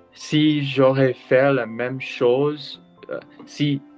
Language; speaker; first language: French; non-native, learner; English